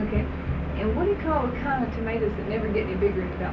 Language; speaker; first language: English; native; English